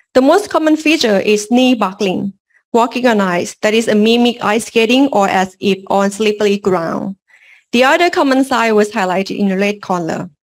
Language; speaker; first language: English; non-native, learner; Lao